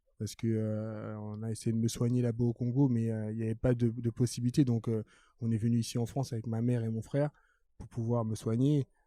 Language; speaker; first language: French; early bilingual, other home language; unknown